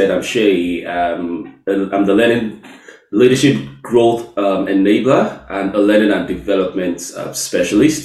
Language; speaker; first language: English; non-native, local second language; Yoruba